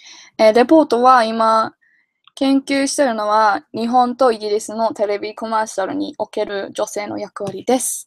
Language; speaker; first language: Japanese; non-native, fluent; English